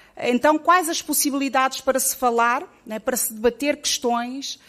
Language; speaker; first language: Portuguese; native; Portuguese